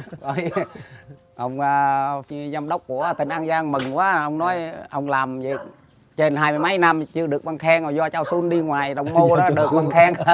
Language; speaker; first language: Vietnamese; non-native, local second language; Khmer